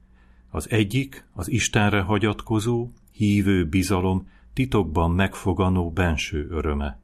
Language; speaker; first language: Hungarian; native; Hungarian